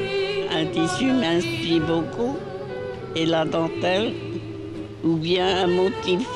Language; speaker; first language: French; non-native, local second language; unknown